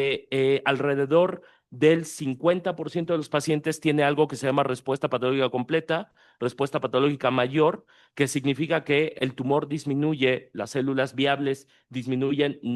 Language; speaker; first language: Spanish; native; Spanish